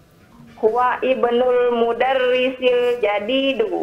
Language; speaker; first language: Arabic; non-native, learner; Indonesian